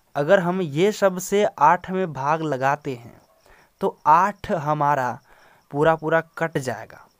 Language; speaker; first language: Hindi; native; Hindi